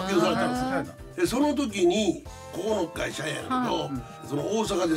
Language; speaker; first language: Japanese; native; Japanese